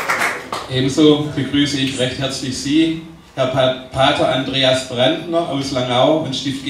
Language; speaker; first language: German; native; German